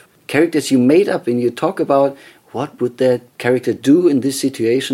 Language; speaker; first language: English; non-native, fluent; German